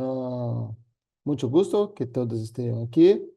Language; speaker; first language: Spanish; non-native, fluent; Portuguese